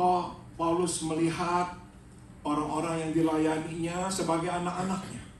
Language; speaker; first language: Indonesian; native; Indonesian